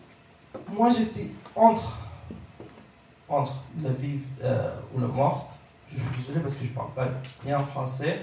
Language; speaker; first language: French; non-native, learner; Arabic